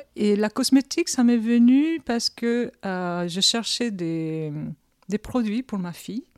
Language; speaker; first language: French; early bilingual, other home language; Korean